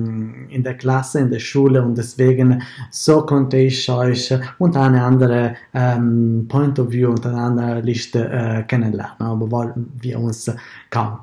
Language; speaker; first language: German; non-native, fluent; Italian